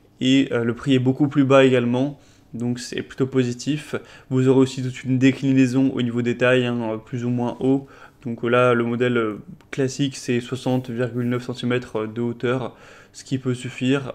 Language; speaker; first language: French; native; French